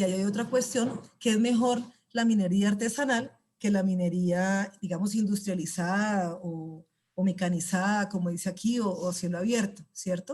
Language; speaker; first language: Spanish; native; Spanish